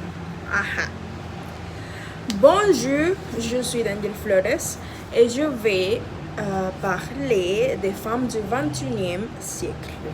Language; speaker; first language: French; non-native, fluent; Spanish